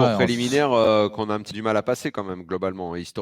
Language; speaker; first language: French; native; French